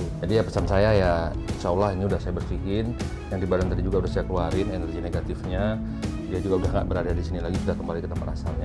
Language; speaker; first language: Indonesian; native; Indonesian